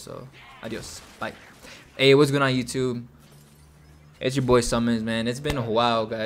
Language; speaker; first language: English; early bilingual, other home language; Spanish